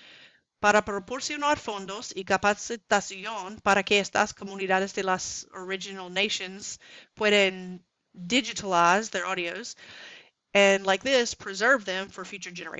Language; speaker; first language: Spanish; non-native, learner; English